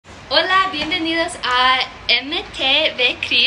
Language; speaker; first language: Spanish; non-native, learner; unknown